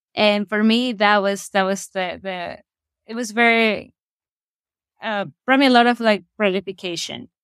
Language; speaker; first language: English; non-native, fluent; Spanish